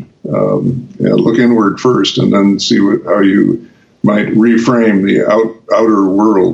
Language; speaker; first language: English; native; English